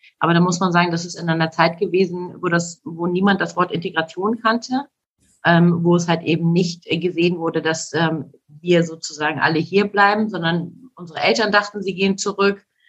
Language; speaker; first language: German; early bilingual, other home language; Turkish